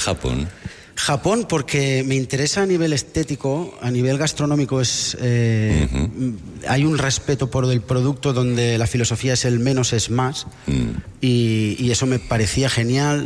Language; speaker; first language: Spanish; non-native, local second language; Catalan